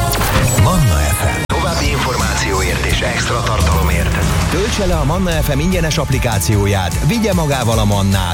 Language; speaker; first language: Hungarian; native; Hungarian